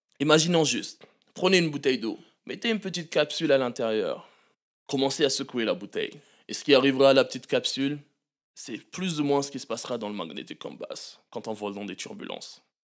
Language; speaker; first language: French; non-native, local second language; Malagasy